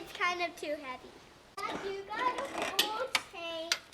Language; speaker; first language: English; native; English